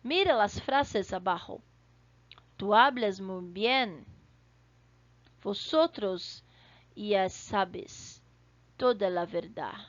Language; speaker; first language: Spanish; non-native, fluent; Portuguese